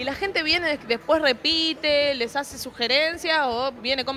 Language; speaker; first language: Spanish; native; Spanish